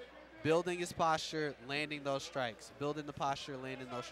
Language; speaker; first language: English; native; English